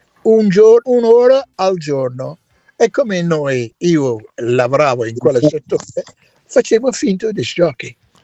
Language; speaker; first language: Italian; non-native, fluent; English